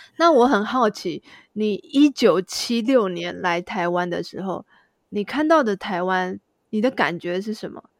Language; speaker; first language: Chinese; native; Chinese